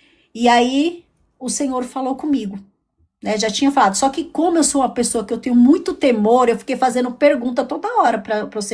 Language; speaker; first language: Portuguese; native; Portuguese